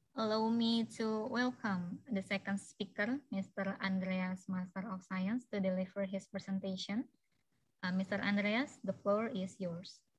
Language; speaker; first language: English; non-native, fluent; Indonesian